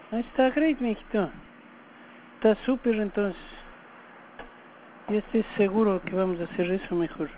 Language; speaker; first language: Spanish; native; Spanish